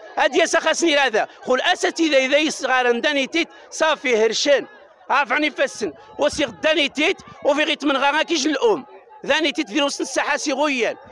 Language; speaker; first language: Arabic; native; Arabic